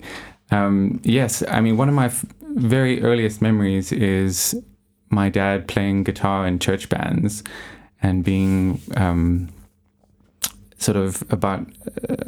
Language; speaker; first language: English; native; English